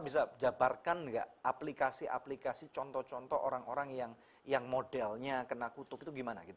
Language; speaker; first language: Indonesian; native; Indonesian